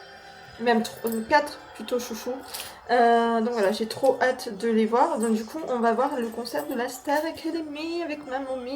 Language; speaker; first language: French; native; French